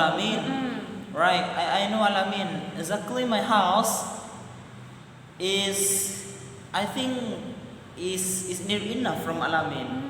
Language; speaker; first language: English; non-native, learner; Madurese